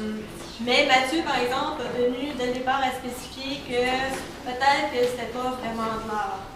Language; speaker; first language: French; native; French